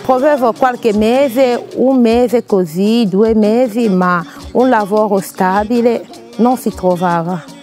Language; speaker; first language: Italian; non-native, fluent; French